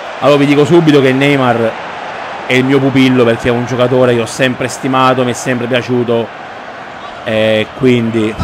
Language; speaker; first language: Italian; native; Italian